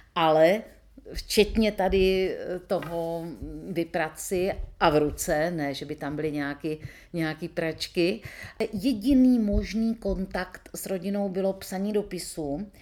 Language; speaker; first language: Czech; native; Czech